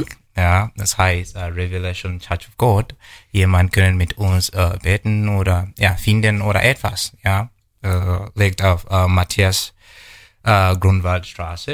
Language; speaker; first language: German; non-native, learner; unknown